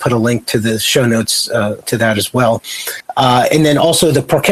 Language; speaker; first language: English; native; English